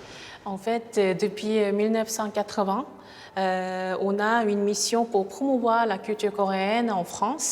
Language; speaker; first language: French; non-native, fluent; Korean